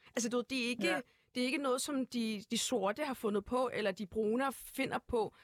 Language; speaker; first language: Danish; native; Danish